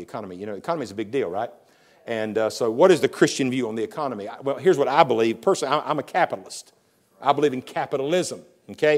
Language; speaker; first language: English; native; English